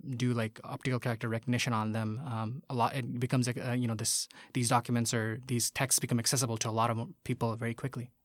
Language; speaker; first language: English; non-native, local second language; Bangla